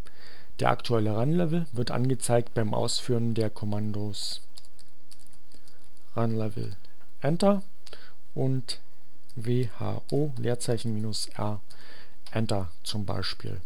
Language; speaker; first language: German; native; German